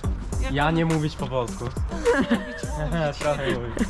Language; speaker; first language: Polish; non-native, learner; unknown